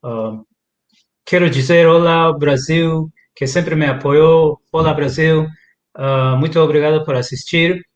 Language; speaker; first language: Portuguese; non-native, learner; English